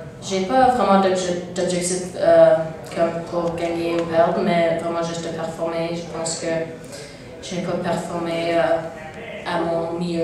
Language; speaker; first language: French; non-native, local second language; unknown